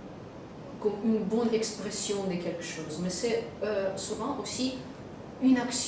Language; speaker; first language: French; non-native, fluent; Russian